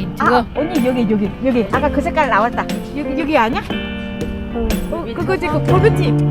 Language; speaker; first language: Korean; non-native, fluent; Vietnamese